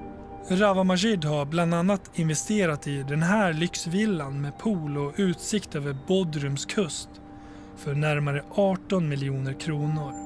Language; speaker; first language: Swedish; native; Swedish